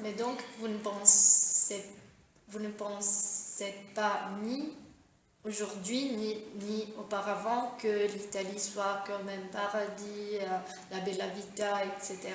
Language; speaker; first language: French; non-native, fluent; Italian